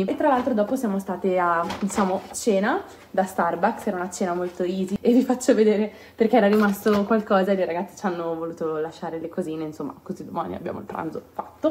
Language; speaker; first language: Italian; native; Italian